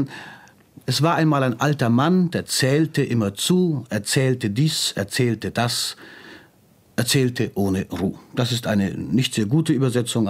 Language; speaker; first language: German; non-native, local second language; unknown